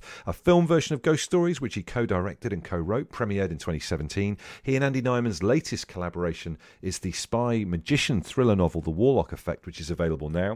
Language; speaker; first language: English; native; English